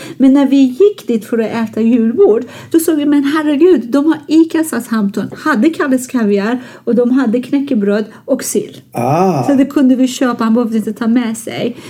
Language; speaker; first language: Swedish; non-native, fluent; Persian